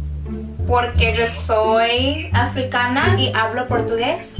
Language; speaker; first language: Spanish; non-native, learner; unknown